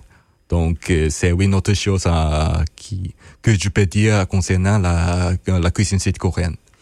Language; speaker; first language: French; non-native, fluent; Korean